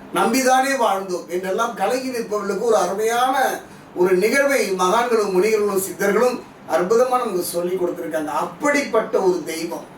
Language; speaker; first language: Tamil; native; Tamil